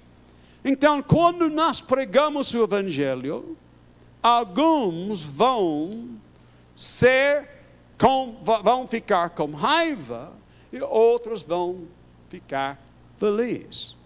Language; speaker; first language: Portuguese; non-native, fluent; English